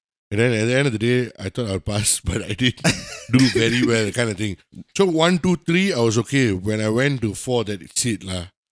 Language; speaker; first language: English; native; English